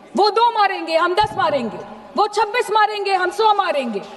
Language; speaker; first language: Hindi; non-native, local second language; Bangla